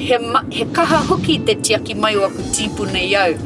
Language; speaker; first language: Māori; non-native, local second language; English